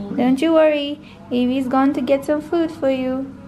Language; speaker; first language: English; non-native, local second language; Tangkhul Naga (India)